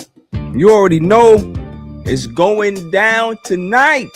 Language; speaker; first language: English; native; English